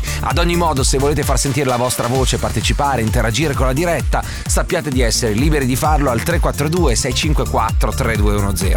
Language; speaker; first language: Italian; native; Italian